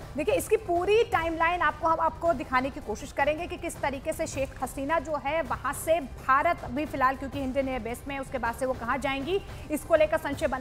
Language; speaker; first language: Hindi; native; Hindi